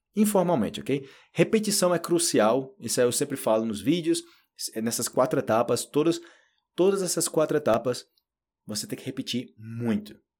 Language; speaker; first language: Portuguese; native; Portuguese